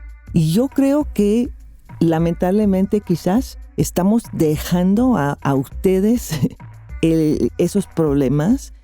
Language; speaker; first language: Spanish; non-native, fluent; English